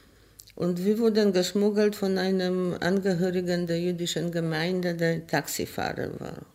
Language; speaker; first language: German; non-native, fluent; Polish